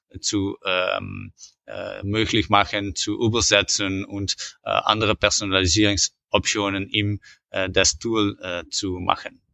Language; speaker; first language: German; non-native, learner; Dutch